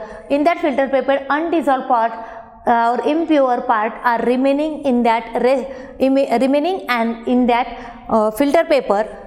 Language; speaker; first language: English; non-native, local second language; Marathi